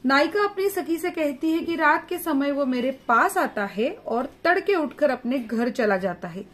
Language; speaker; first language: Hindi; non-native, local second language; Marathi